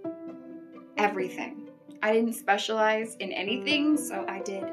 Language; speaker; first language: English; native; English